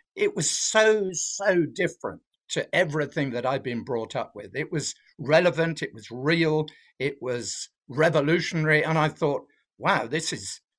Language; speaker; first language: English; native; English